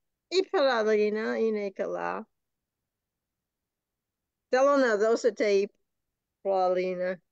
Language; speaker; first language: Greek; non-native, learner; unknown